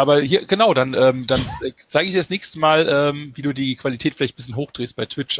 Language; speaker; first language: German; native; German